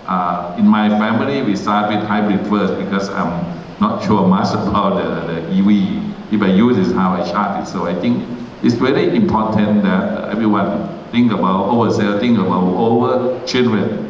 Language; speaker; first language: English; non-native, learner; Thai